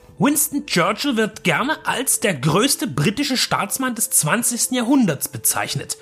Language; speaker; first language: German; native; German